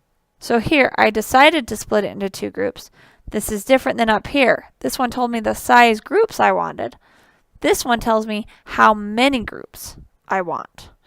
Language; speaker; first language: English; native; English